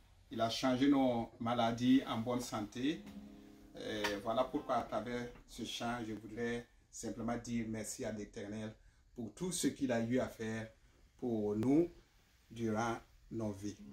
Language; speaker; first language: French; non-native, local second language; Mossi